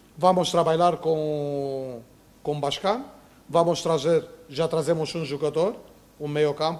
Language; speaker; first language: Portuguese; non-native, learner; Romanian